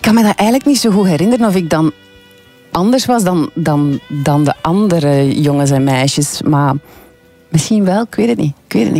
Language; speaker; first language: Dutch; native; Dutch